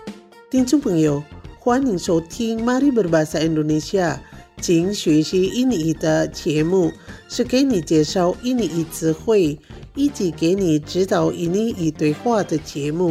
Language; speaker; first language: Chinese; non-native, fluent; Indonesian